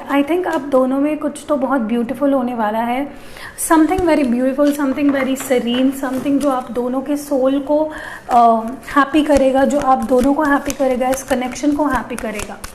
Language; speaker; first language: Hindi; non-native, local second language; Marathi